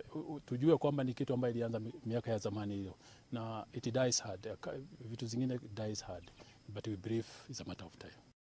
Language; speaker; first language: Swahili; non-native, local second language; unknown